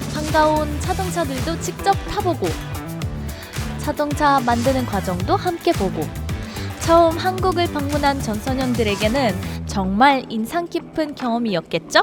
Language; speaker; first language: Korean; early bilingual, heritage; Korean